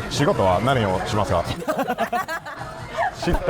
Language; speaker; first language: Japanese; non-native, learner; English